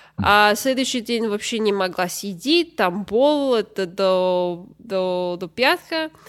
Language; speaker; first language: Russian; early bilingual, heritage; Russian